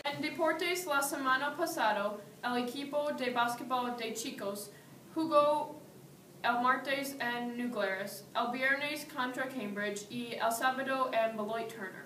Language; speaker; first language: Spanish; non-native, learner; English